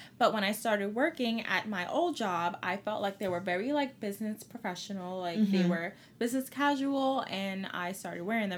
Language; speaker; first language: English; native; English